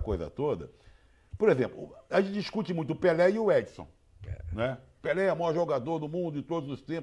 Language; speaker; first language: Portuguese; native; Portuguese